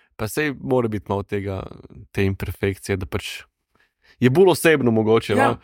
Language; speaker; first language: Slovenian; native; Slovenian